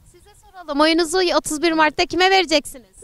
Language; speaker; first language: Turkish; native; Turkish